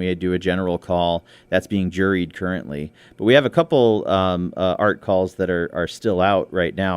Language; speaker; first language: English; native; English